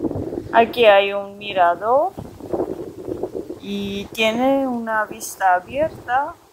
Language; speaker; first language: Spanish; non-native, fluent; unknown